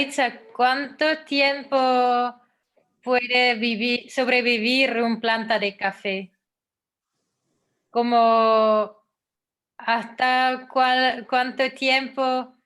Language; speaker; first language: Spanish; non-native, fluent; Dutch